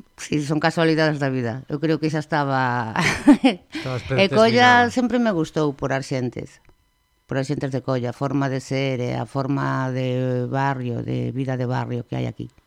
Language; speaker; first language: Galician; native; Galician